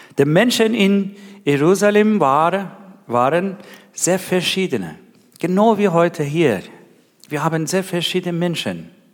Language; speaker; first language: German; non-native, learner; Persian